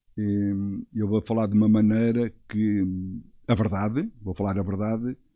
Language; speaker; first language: Portuguese; native; Portuguese